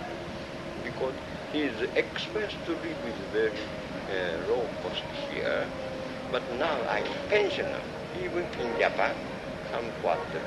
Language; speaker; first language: English; non-native, learner; Japanese